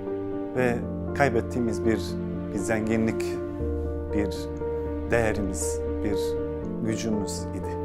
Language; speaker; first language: Turkish; non-native, fluent; Bosnian